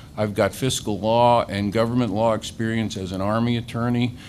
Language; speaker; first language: English; native; English